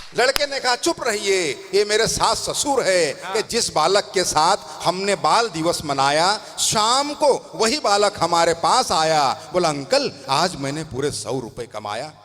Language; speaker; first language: Hindi; non-native, local second language; Tamil